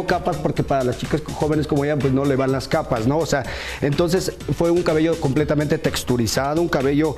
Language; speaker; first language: Spanish; native; Spanish